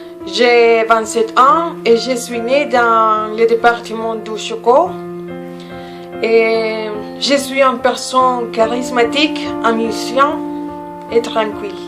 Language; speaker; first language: French; non-native, learner; Spanish